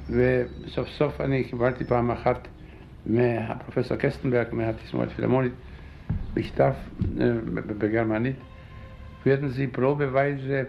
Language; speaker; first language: Hebrew; non-native, fluent; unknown